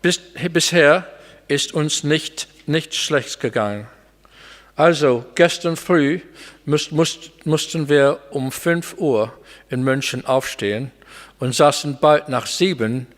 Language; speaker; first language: German; non-native, fluent; English